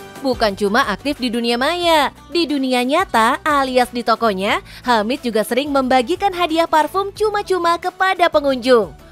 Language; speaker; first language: Indonesian; native; Indonesian